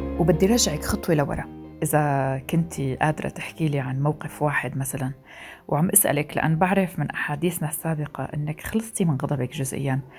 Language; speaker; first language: Arabic; native; Arabic